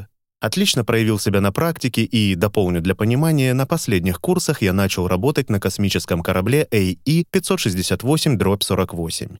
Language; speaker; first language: Russian; native; Russian